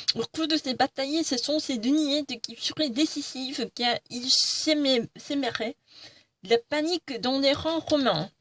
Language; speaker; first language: French; non-native, learner; Korean